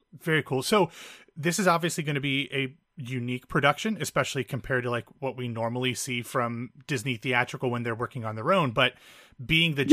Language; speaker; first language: English; native; English